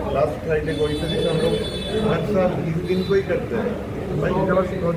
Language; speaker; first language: Hindi; non-native, local second language; Bangla